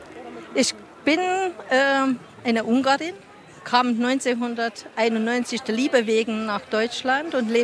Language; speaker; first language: German; non-native, fluent; Hungarian